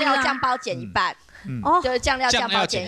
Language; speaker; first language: Chinese; native; Chinese